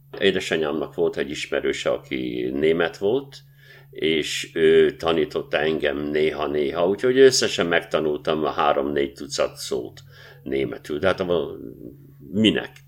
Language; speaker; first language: Hungarian; native; Hungarian